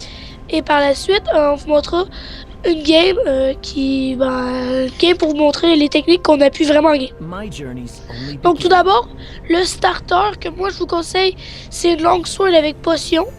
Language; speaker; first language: French; native; French